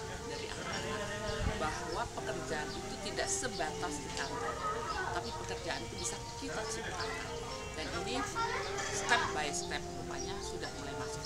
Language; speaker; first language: Indonesian; native; Indonesian